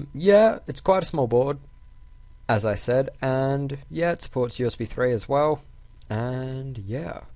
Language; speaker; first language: English; native; English